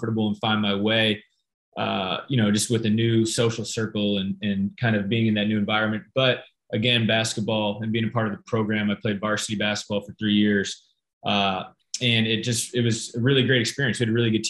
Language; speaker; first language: English; native; English